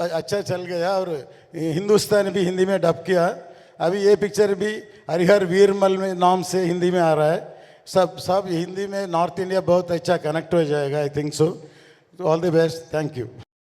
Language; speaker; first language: Hindi; non-native, local second language; Telugu